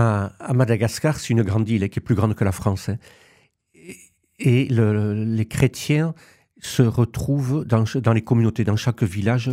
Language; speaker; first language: French; native; French